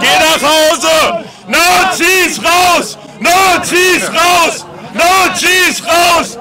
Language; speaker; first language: German; native; German